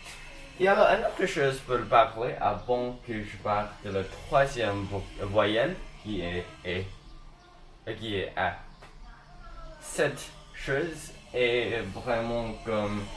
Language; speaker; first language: French; non-native, learner; Chinese